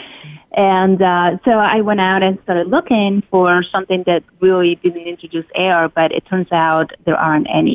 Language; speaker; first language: English; non-native, fluent; Spanish